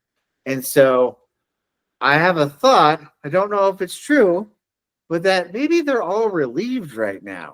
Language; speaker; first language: English; native; English